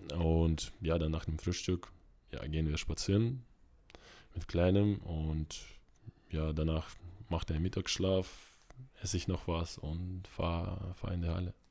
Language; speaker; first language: German; non-native, fluent; Russian